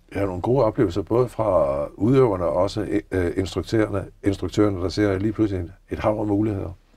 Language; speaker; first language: Danish; native; Danish